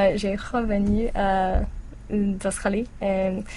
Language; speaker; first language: French; non-native, learner; English